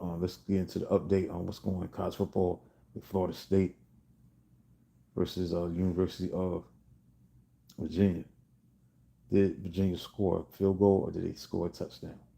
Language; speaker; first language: English; native; English